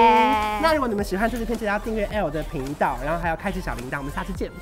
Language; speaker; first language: Chinese; native; Chinese